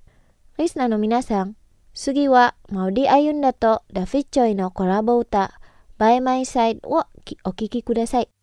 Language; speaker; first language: Japanese; non-native, fluent; Indonesian